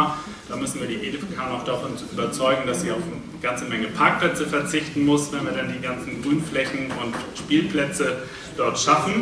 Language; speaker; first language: German; native; German